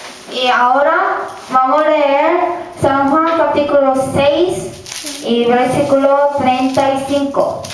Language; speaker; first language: Spanish; non-native, learner; Korean